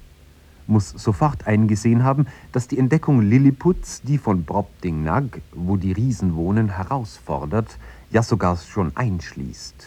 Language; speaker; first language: German; native; German